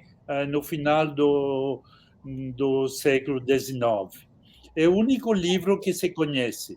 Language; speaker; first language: Portuguese; non-native, fluent; French